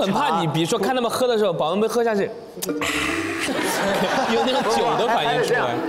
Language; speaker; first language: Chinese; native; Chinese